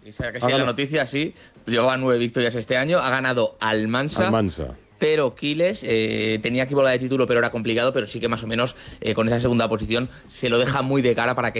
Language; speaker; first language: Spanish; native; Spanish